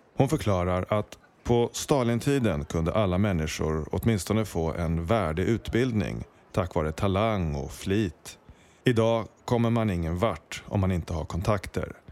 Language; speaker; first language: Swedish; native; Swedish